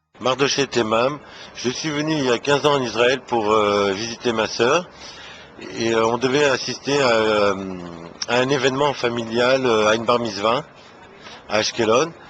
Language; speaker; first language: French; non-native, fluent; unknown